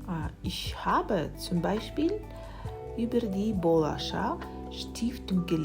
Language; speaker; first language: German; non-native, learner; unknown